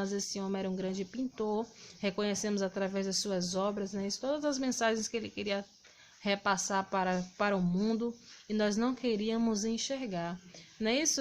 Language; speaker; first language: Portuguese; native; Portuguese